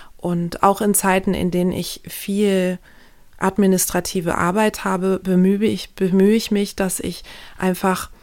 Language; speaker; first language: German; early bilingual, other home language; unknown